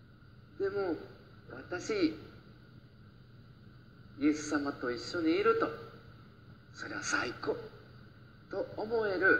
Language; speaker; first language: Japanese; non-native, fluent; Spanish